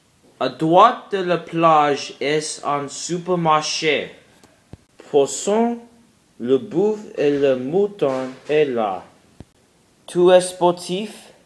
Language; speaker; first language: French; non-native, learner; English